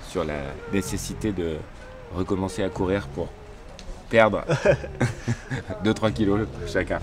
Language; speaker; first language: French; native; French